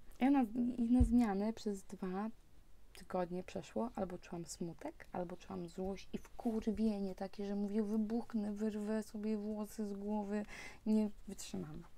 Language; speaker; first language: Polish; early bilingual, heritage; Polish